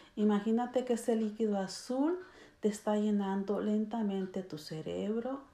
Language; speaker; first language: Spanish; early bilingual, heritage; Spanish